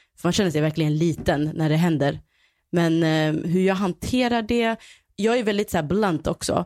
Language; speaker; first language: Swedish; early bilingual, other home language; Somali